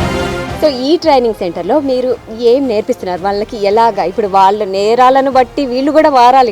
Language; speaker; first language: Telugu; native; Telugu